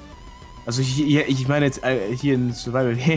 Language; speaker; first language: German; native; German